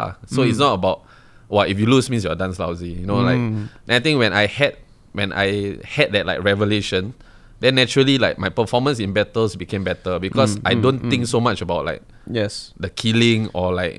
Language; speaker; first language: English; native; English